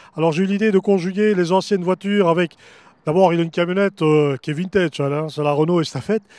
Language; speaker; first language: French; native; French